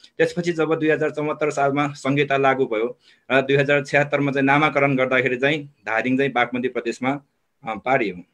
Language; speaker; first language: Nepali; non-native, local second language; Eastern Tamang